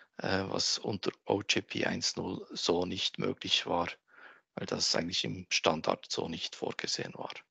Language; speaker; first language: German; native; German